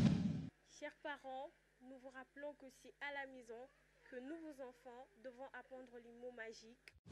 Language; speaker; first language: French; non-native, local second language; Lingala